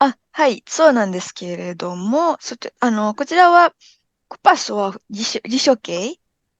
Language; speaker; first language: Japanese; non-native, fluent; Indonesian